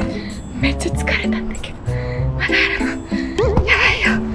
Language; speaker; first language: Japanese; native; Japanese